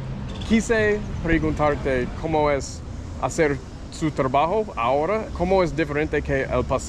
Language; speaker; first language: Spanish; non-native, learner; English